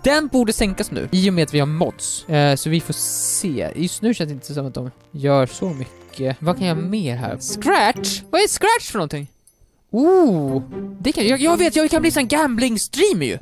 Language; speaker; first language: Swedish; native; Swedish